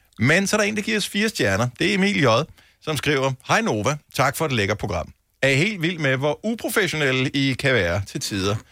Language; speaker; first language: Danish; native; Danish